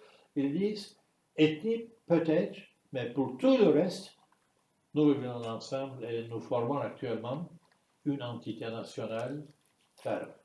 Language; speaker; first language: French; non-native, fluent; Turkish